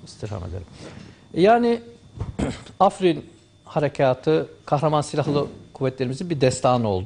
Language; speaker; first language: Turkish; native; Turkish